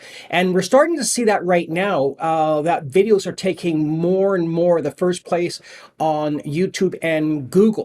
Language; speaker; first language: English; native; English